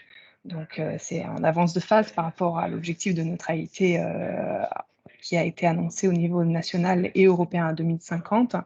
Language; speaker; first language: French; native; French